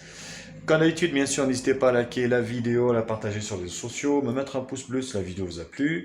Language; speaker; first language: French; native; French